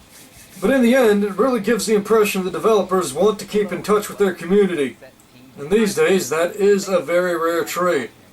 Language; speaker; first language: English; native; English